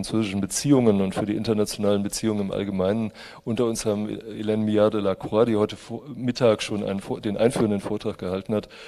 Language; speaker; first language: German; native; German